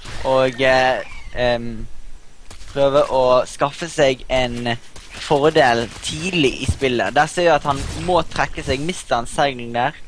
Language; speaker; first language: Norwegian; native; Norwegian